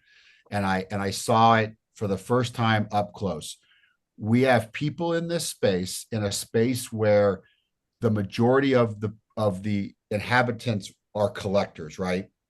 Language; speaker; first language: English; native; English